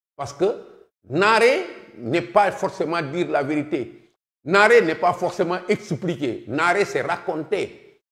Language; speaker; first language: French; non-native, local second language; Wolof